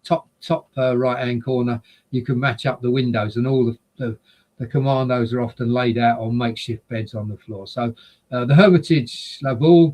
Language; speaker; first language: English; native; English